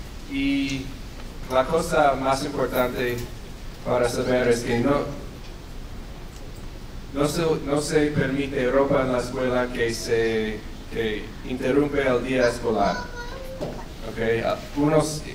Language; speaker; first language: Spanish; non-native, fluent; English